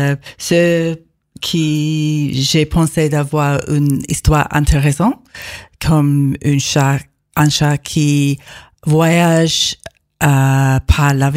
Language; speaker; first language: French; non-native, learner; English